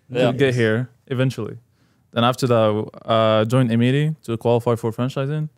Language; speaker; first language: English; non-native, fluent; Arabic